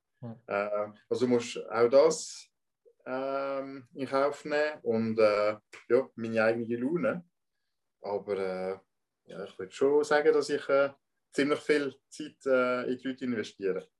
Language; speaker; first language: German; non-native, local second language; French